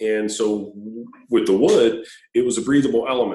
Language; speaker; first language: English; native; English